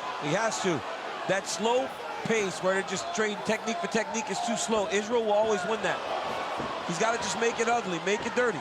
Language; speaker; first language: English; native; English